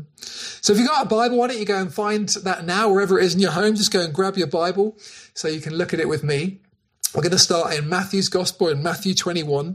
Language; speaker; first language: English; native; English